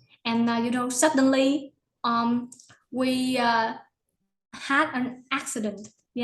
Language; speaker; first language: English; non-native, learner; Vietnamese